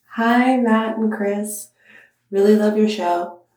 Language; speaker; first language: English; non-native, fluent; French